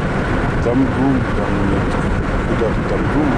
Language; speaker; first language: Russian; early bilingual, heritage; French